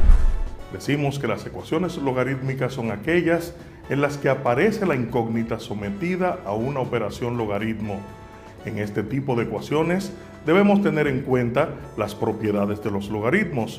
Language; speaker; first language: Spanish; native; Spanish